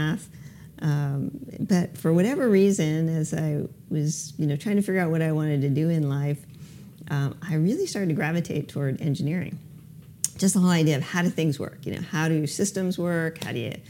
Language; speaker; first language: English; native; English